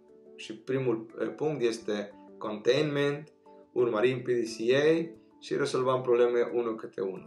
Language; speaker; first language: Romanian; non-native, fluent; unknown